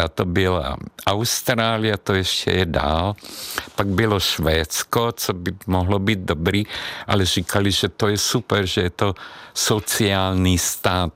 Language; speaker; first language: Czech; non-native, fluent; Hungarian